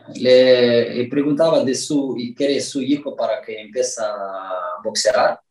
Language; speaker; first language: Spanish; non-native, fluent; Romanian